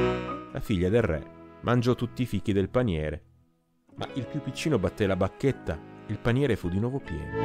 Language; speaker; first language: Italian; native; Italian